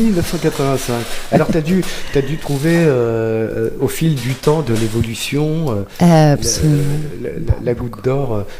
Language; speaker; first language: French; native; French